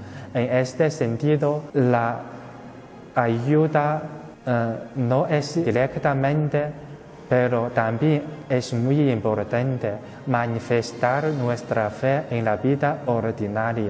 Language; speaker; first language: Spanish; non-native, fluent; Chinese